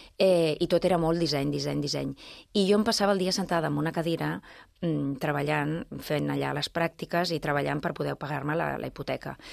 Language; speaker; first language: Catalan; non-native, local second language; Spanish